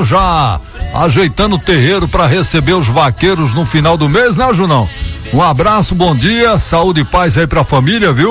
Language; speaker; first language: Portuguese; native; Portuguese